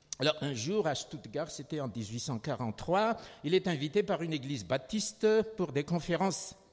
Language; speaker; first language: French; non-native, local second language; Malagasy